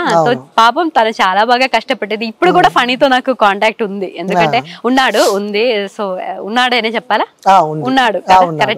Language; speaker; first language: Telugu; non-native, fluent; Malayalam